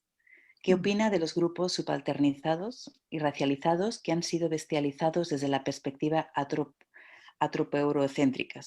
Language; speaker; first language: Spanish; native; Spanish